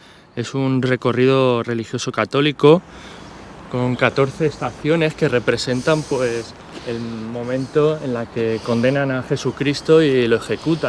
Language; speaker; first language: Spanish; native; Spanish